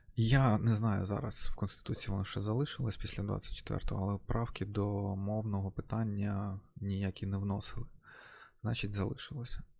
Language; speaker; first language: Ukrainian; non-native, local second language; Russian